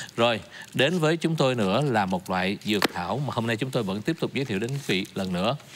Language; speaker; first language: Vietnamese; native; Vietnamese